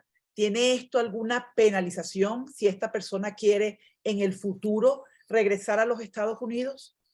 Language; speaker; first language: Spanish; native; Spanish